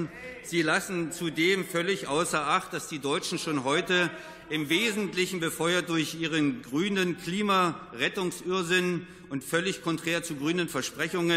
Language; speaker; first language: German; native; German